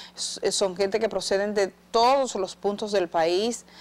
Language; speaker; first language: Spanish; native; Spanish